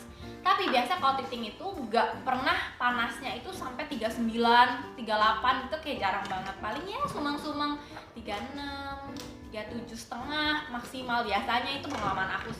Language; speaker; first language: Indonesian; native; Indonesian